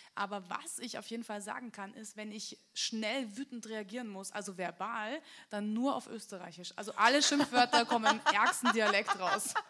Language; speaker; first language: German; native; German